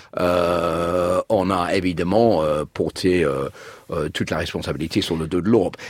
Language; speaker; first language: French; non-native, fluent; English